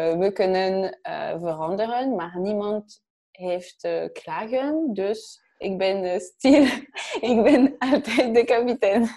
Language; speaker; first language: Dutch; non-native, learner; French